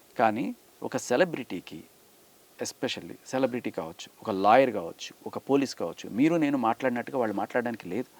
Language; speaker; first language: Telugu; native; Telugu